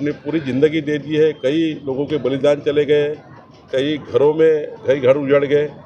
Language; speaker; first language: Hindi; non-native, local second language; Marathi